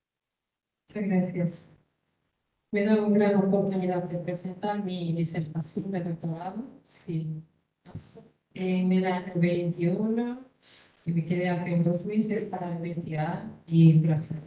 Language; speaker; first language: Spanish; non-native, learner; Korean